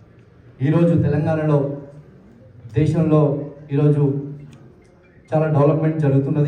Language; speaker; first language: Telugu; native; Telugu